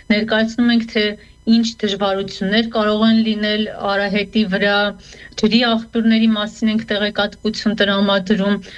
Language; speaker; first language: Armenian; native; Armenian